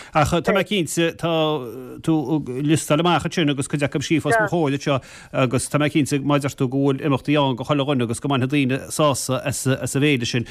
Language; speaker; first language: Irish; native; Irish